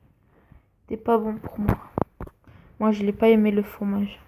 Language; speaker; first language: French; native; French